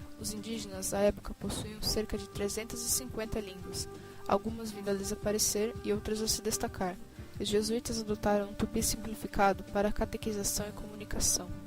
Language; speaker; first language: Portuguese; native; Portuguese